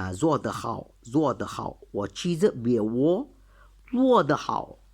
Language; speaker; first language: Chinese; non-native, learner; Malay